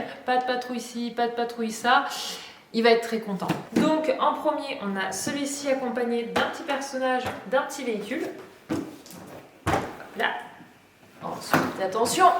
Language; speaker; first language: French; native; French